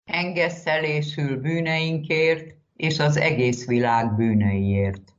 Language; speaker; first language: Hungarian; native; Hungarian